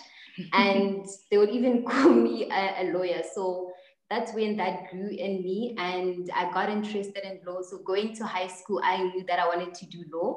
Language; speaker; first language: English; non-native, local second language; Tswana